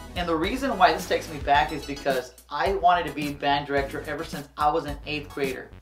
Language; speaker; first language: English; native; English